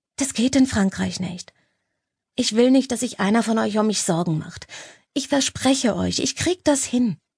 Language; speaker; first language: German; native; German